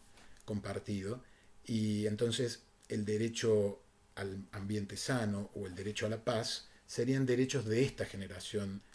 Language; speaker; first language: Spanish; native; Spanish